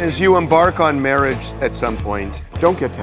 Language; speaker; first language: English; native; English